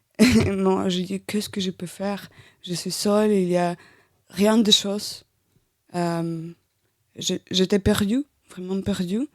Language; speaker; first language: French; non-native, learner; Russian